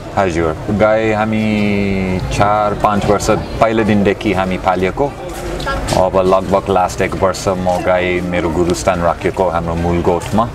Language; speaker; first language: Nepali; non-native, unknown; English